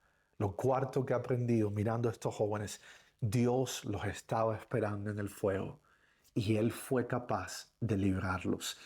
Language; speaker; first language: Spanish; native; Spanish